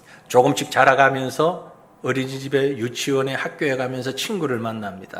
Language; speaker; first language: Korean; native; Korean